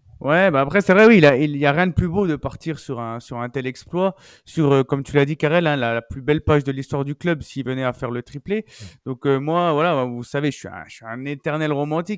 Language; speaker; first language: French; native; French